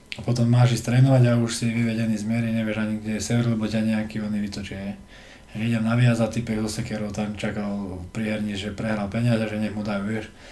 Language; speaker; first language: Slovak; early bilingual, heritage; Slovak